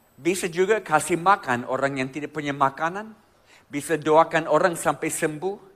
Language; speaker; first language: Indonesian; non-native, fluent; English